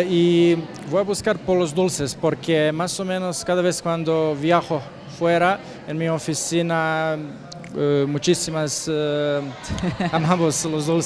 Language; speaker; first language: Spanish; non-native, fluent; Croatian